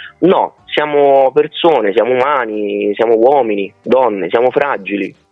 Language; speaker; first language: Italian; native; Italian